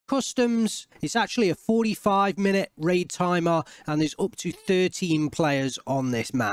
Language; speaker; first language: English; native; English